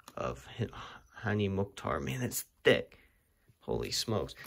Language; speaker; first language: English; native; English